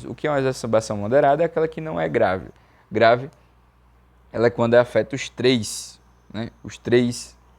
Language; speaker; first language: Portuguese; native; Portuguese